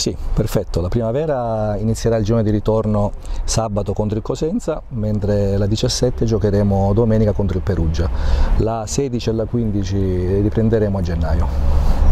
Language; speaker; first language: Italian; native; Italian